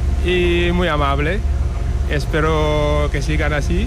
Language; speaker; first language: Spanish; non-native, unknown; Wolof